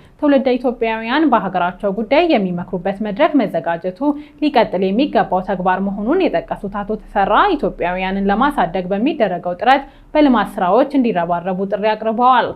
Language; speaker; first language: Amharic; native; Amharic